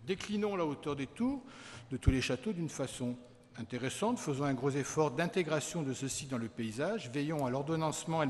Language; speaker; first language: French; native; French